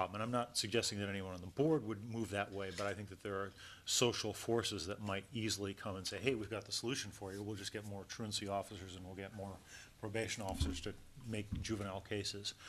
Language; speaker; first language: English; native; English